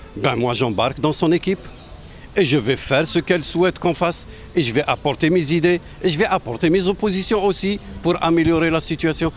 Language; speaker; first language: French; non-native, local second language; Arabic